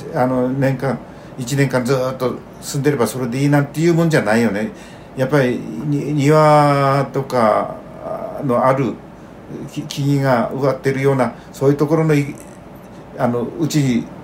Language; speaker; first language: Japanese; native; Japanese